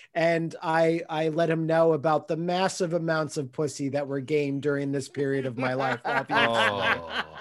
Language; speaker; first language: English; native; English